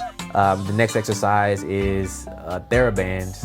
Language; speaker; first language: English; native; English